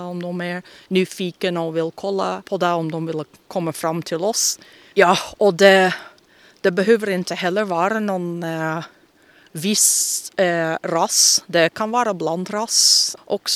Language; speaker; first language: Swedish; non-native, fluent; English